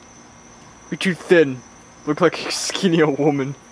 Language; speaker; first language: English; native; English